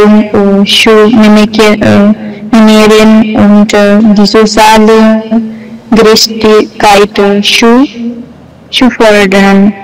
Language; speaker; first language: German; non-native, learner; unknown